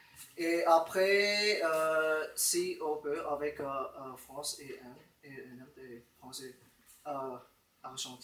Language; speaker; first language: French; non-native, fluent; Romanian